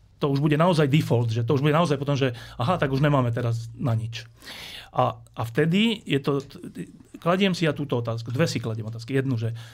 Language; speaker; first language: Slovak; native; Slovak